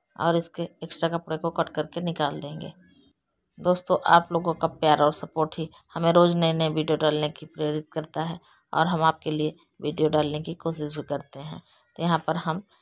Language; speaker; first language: Hindi; native; Hindi